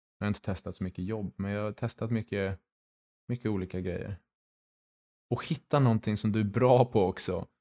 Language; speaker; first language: Swedish; early bilingual, heritage; Swedish